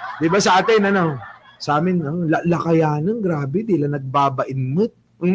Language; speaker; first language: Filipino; non-native, local second language; Pangasinan